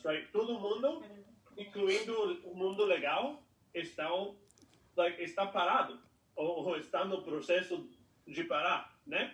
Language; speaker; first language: Portuguese; non-native, fluent; English